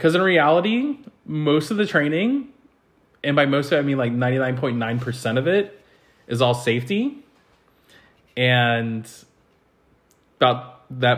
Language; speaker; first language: English; native; English